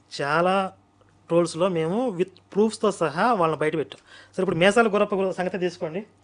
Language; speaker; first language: Telugu; native; Telugu